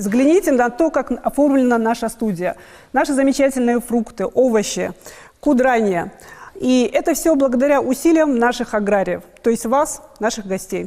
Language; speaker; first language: Russian; native; Russian